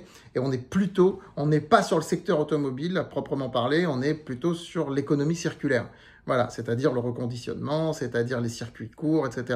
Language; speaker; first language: French; native; French